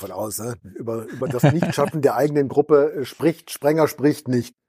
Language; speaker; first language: German; native; German